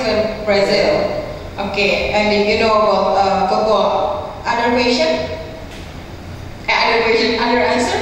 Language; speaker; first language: English; non-native, fluent; Indonesian